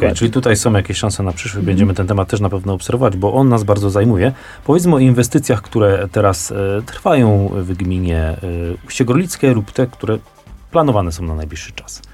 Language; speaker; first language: Polish; native; Polish